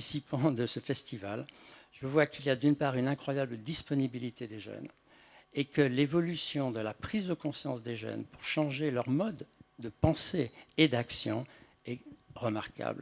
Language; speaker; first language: French; native; French